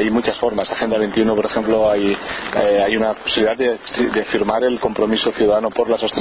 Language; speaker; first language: Spanish; native; Spanish